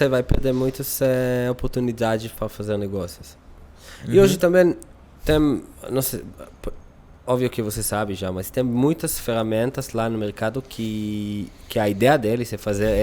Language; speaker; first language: Portuguese; non-native, learner; Hebrew